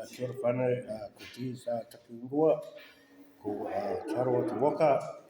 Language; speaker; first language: Māori; non-native, local second language; English